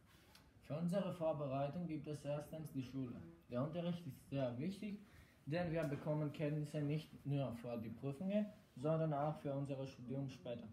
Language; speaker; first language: German; non-native, learner; Greek